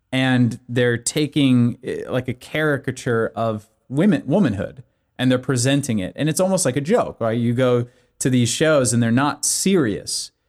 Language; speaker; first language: English; early bilingual, other home language; Korean